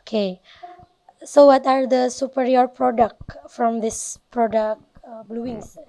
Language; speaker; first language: English; non-native, learner; Indonesian